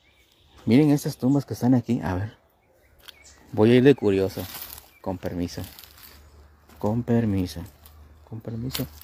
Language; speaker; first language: Spanish; native; Spanish